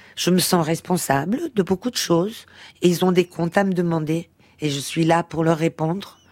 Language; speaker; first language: French; early bilingual, other home language; Portuguese